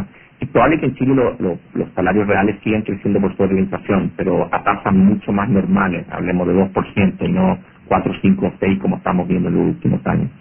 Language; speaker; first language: Spanish; native; Spanish